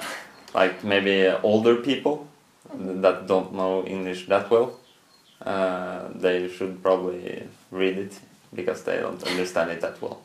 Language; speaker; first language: English; non-native, fluent; Norwegian